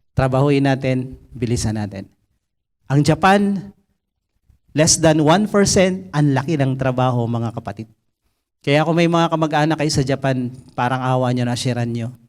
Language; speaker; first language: Filipino; native; Filipino